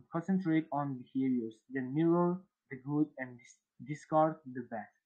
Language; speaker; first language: English; non-native, fluent; Uzbek